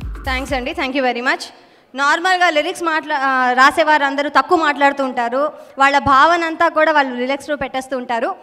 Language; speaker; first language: Telugu; native; Telugu